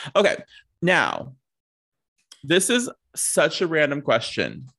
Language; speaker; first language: English; native; English